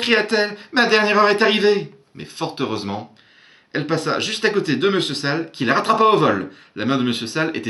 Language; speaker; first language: French; native; French